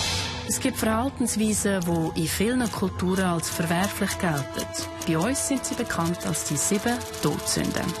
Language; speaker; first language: German; native; German